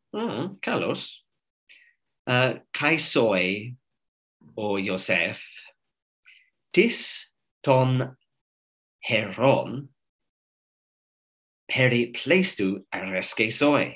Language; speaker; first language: Greek; non-native, fluent; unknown